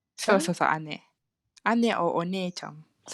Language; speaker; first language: Japanese; non-native, fluent; Malay